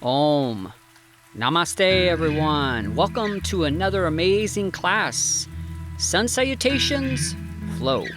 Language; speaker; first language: English; native; English